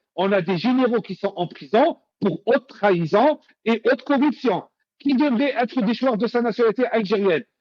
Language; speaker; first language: French; non-native, local second language; Arabic